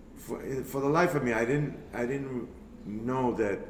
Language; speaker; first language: English; early bilingual, other home language; Spanish